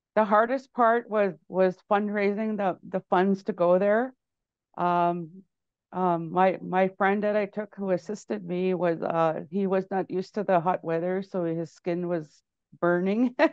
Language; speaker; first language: English; native; English